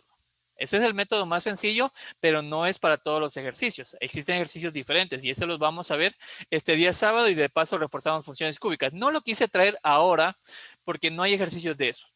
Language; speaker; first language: Spanish; native; Spanish